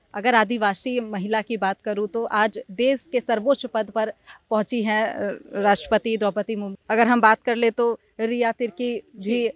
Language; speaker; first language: Hindi; native; Hindi